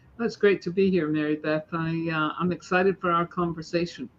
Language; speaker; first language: English; native; English